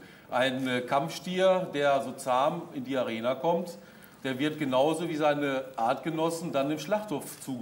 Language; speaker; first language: German; native; German